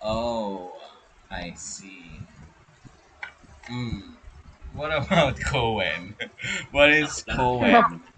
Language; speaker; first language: English; non-native, local second language; Filipino